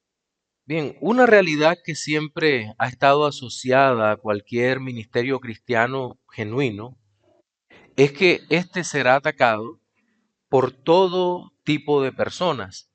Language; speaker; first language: Spanish; native; Spanish